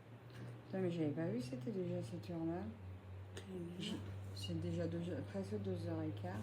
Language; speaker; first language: French; native; French